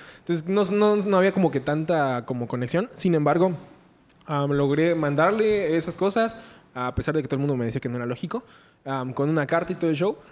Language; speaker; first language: Spanish; native; Spanish